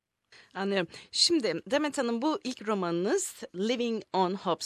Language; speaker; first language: Turkish; native; Turkish